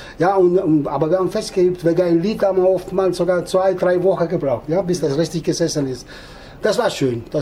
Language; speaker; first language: German; non-native, fluent; Italian